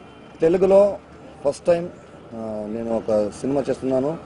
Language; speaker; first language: Telugu; non-native, fluent; Kannada